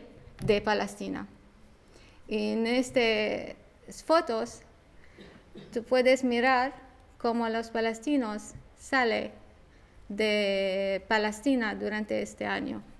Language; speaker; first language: Spanish; non-native, learner; Arabic